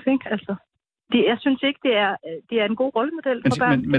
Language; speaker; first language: Danish; native; Danish